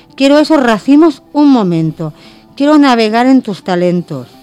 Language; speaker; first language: Spanish; non-native, local second language; Catalan